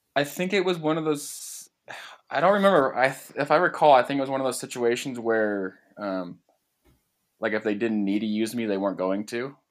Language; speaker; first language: English; native; English